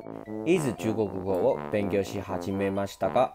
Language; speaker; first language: Japanese; non-native, fluent; Chinese